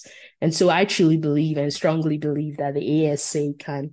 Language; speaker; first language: English; non-native, local second language; Akan